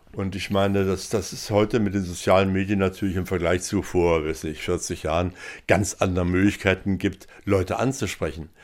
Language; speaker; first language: German; native; German